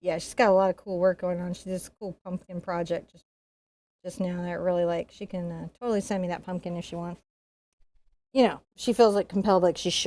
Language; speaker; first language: English; native; English